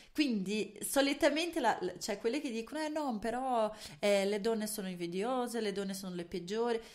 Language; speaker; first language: Italian; native; Italian